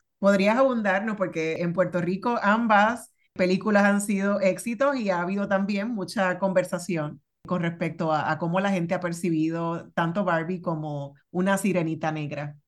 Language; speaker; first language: Spanish; native; Spanish